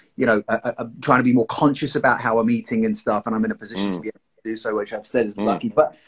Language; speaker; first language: English; native; English